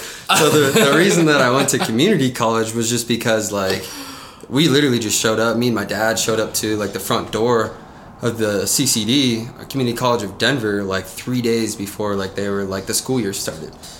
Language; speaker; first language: English; native; English